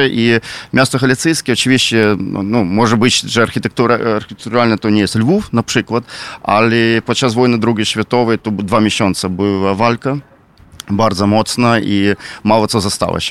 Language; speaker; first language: Polish; non-native, fluent; Ukrainian